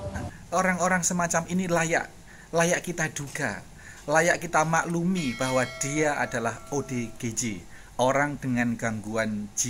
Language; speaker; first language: Indonesian; native; Indonesian